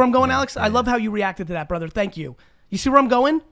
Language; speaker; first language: English; early bilingual, other home language; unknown